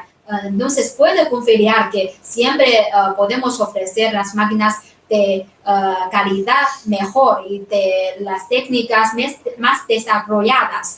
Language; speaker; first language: Spanish; non-native, fluent; Chinese